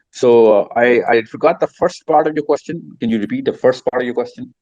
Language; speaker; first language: English; non-native, local second language; Urdu